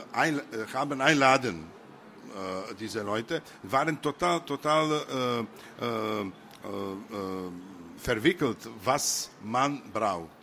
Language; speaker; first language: German; non-native, learner; Serbian